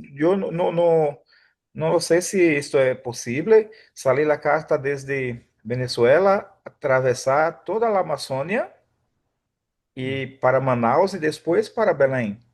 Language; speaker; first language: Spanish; non-native, fluent; Portuguese